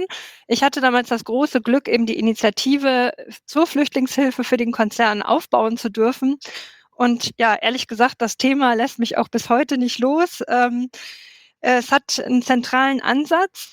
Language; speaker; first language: German; native; German